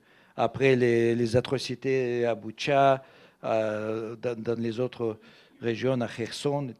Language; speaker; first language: French; non-native, fluent; Russian